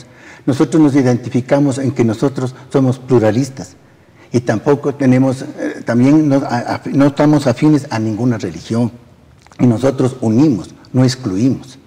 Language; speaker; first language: Spanish; native; Spanish